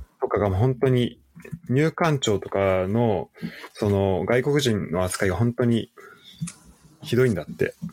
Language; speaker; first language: Japanese; native; Japanese